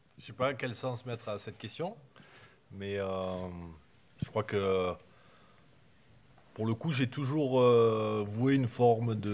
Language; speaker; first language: French; native; French